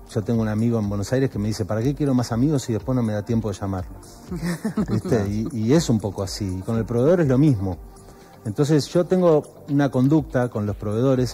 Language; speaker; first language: Spanish; native; Spanish